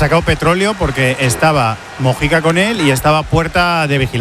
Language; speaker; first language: Spanish; native; Spanish